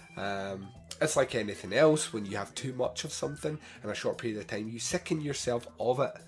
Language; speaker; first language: English; native; English